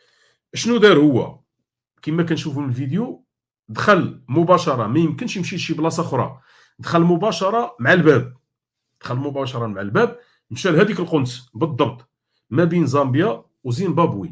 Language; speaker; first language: Arabic; native; Arabic